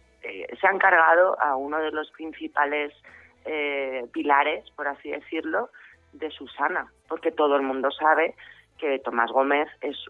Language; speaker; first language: Spanish; native; Spanish